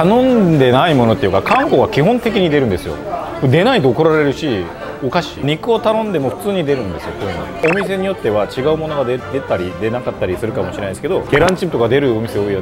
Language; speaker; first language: Japanese; non-native, fluent; Korean